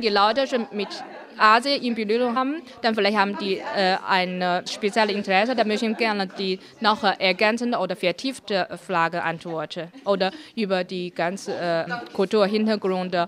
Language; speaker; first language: German; non-native, fluent; Chinese